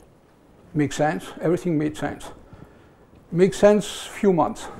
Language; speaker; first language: English; non-native, fluent; French